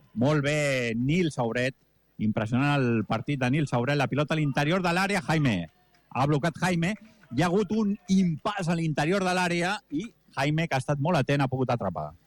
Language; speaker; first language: Catalan; native; Catalan